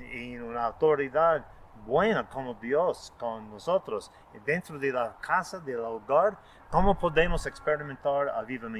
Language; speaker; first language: Spanish; non-native, fluent; English